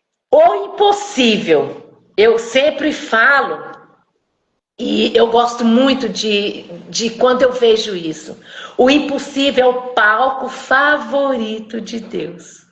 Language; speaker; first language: Portuguese; native; Portuguese